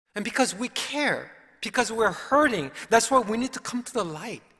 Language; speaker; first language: English; early bilingual, other home language; Korean